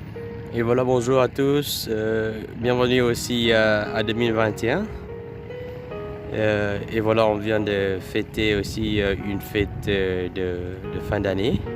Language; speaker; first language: French; non-native, fluent; Vietnamese